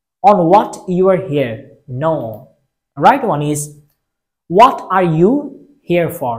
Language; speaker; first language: English; non-native, local second language; Bangla